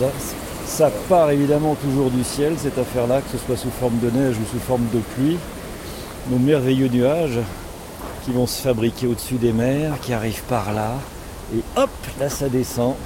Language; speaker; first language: French; native; French